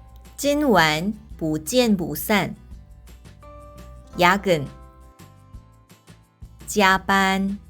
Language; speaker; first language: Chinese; non-native, fluent; Korean